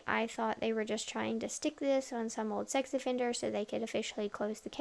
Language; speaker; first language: English; native; English